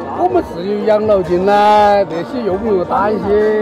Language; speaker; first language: Chinese; native; Chinese